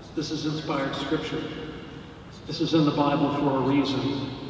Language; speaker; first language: English; native; English